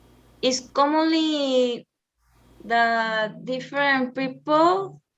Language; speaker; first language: English; non-native, learner; Spanish